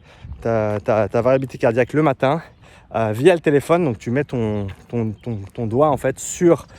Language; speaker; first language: French; native; French